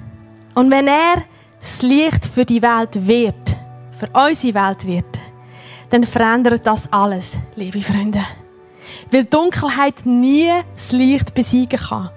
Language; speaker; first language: German; native; German